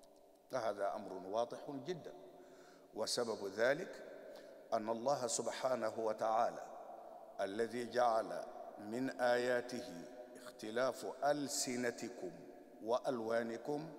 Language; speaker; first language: Arabic; non-native, fluent; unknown